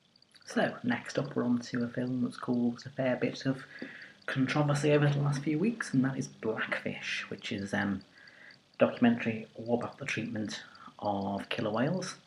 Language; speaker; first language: English; native; English